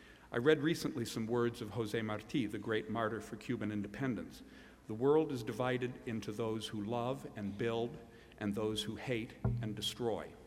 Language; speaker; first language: English; native; English